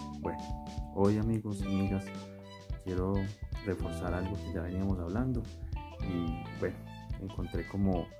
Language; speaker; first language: Spanish; native; Spanish